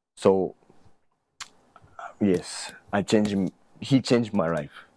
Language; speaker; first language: English; non-native, learner; Japanese